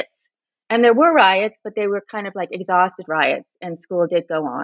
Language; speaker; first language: English; native; English